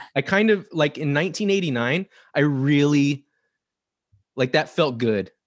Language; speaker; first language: English; native; English